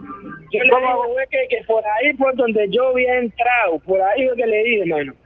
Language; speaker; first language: Spanish; native; Spanish